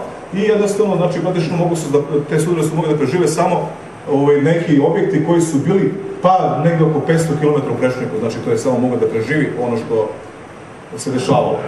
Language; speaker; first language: Serbian; native; Serbian